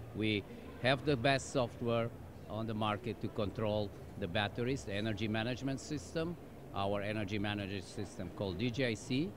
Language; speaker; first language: English; non-native, fluent; German